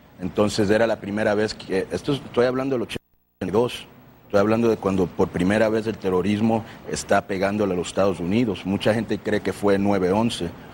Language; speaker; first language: Spanish; early bilingual, heritage; Spanish